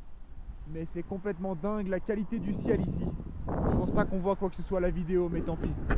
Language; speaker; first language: French; native; French